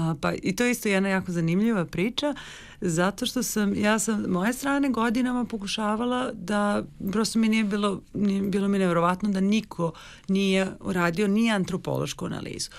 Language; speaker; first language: Serbian; native; Serbian